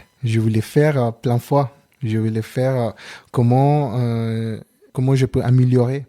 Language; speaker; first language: French; non-native, learner; Telugu